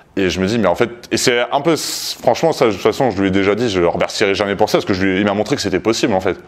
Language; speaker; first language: French; native; French